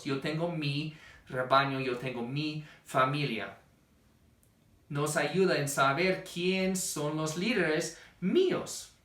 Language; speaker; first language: Spanish; non-native, fluent; English